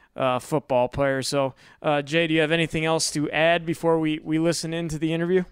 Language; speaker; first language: English; native; English